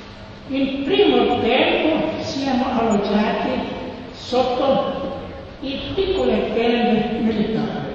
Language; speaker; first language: Italian; non-native, learner; Serbian